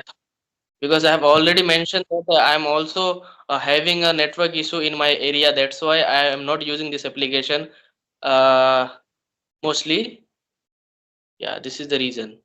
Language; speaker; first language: English; non-native, learner; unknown